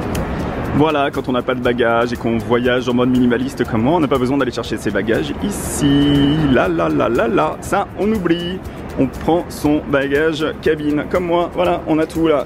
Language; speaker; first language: French; native; French